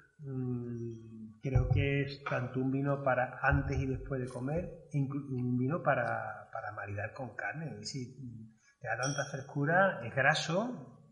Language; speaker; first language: Spanish; native; Spanish